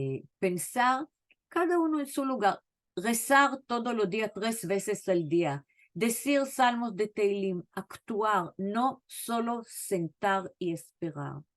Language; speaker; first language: Spanish; non-native, fluent; Hebrew